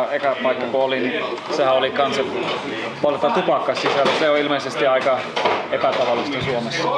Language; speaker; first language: Finnish; non-native, fluent; German